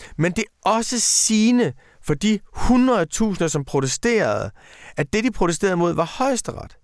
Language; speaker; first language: Danish; native; Danish